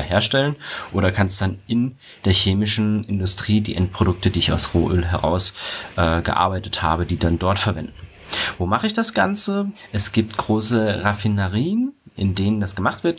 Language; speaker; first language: German; native; German